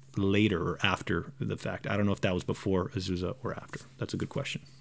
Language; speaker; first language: English; early bilingual, other home language; Romanian